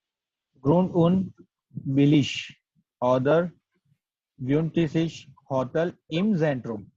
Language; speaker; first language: German; non-native, learner; Gujarati